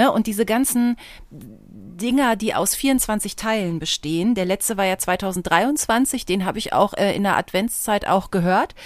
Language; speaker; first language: German; native; German